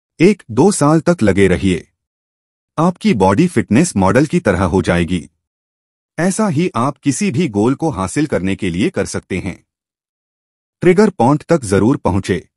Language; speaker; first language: Hindi; native; Hindi